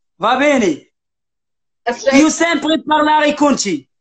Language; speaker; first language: Italian; non-native, learner; Arabic